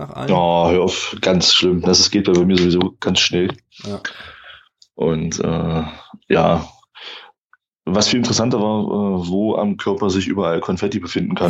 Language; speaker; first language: German; native; German